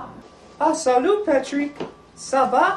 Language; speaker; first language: French; non-native, learner; English